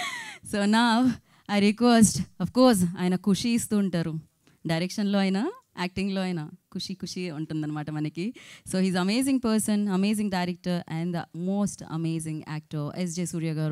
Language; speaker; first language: Telugu; native; Telugu